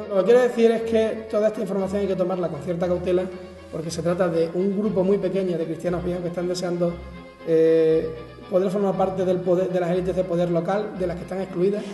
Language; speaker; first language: Spanish; native; Spanish